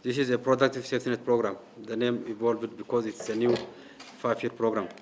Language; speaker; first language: English; non-native, local second language; Amharic